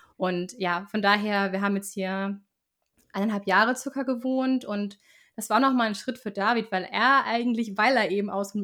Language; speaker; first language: German; native; German